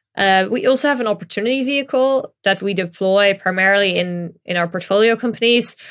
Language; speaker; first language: English; non-native, fluent; Dutch